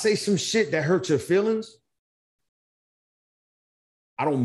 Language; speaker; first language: English; native; English